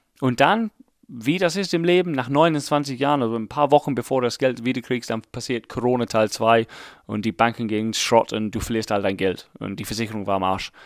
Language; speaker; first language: German; non-native, fluent; English